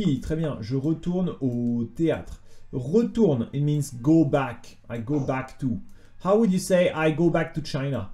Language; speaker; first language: French; native; French